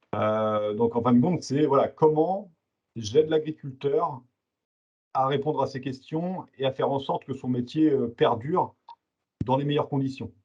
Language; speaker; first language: French; native; French